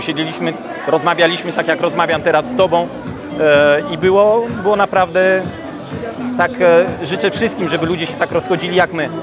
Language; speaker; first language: Polish; early bilingual, heritage; Polish